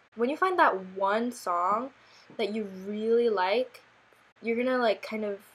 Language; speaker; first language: English; early bilingual, other home language; Korean